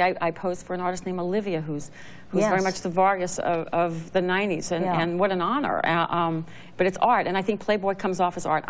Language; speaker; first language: English; native; English